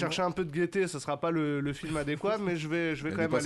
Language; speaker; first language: French; native; French